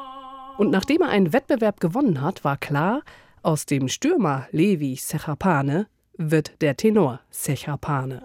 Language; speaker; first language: German; native; German